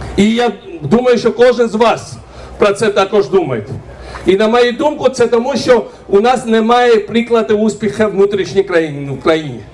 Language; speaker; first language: Ukrainian; non-native, fluent; Georgian